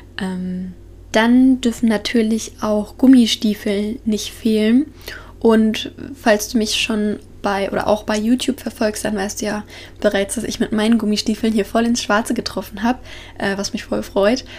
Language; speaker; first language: German; native; German